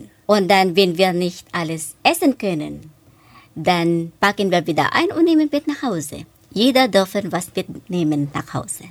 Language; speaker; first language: German; non-native, fluent; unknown